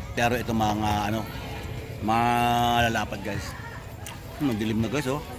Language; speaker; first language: Filipino; native; Filipino